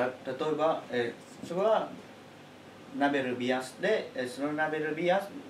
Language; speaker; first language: Japanese; non-native, learner; Chinese